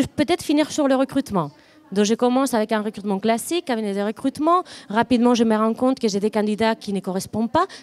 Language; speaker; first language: French; non-native, fluent; Spanish